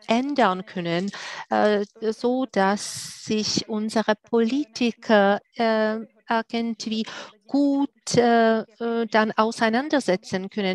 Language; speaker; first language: German; non-native, fluent; Czech